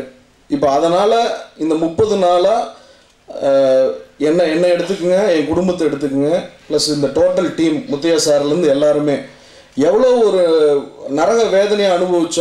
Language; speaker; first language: Tamil; native; Tamil